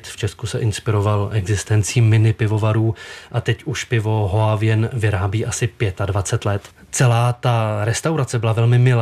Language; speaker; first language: Czech; native; Czech